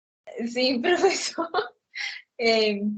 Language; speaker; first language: Portuguese; non-native, learner; Spanish